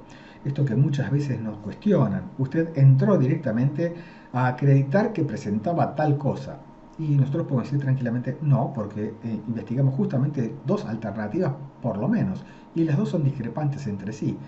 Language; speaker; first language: Spanish; native; Spanish